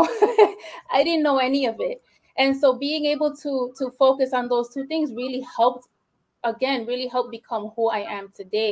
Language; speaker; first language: English; early bilingual, other home language; Spanish